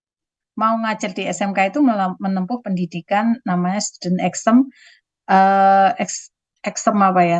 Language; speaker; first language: Indonesian; native; Indonesian